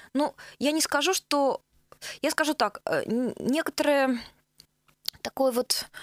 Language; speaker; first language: Russian; native; Russian